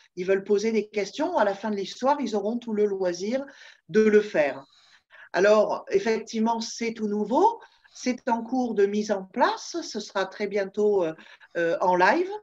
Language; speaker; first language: French; native; French